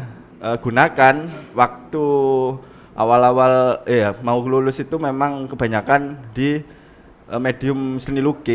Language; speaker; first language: Indonesian; non-native, local second language; Javanese